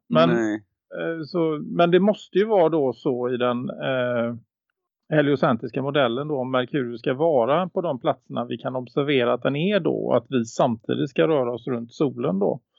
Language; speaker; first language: Swedish; native; Swedish